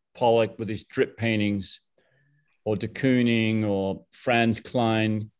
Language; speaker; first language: English; native; English